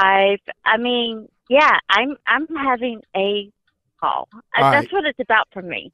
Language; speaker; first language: English; native; English